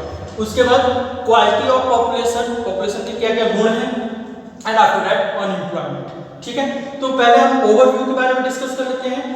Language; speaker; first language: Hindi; native; Hindi